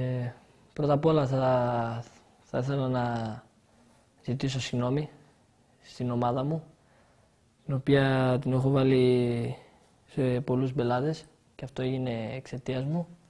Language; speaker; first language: Greek; early bilingual, other home language; Albanian